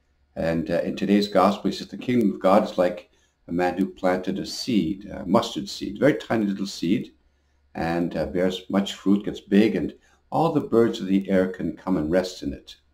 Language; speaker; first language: English; native; English